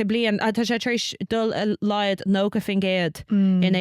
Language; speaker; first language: Irish; non-native, local second language; English